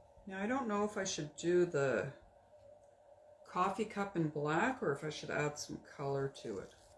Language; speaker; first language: English; native; English